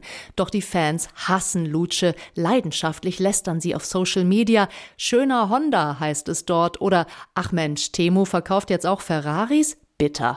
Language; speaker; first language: German; native; German